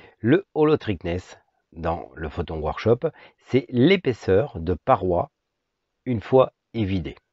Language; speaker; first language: French; native; French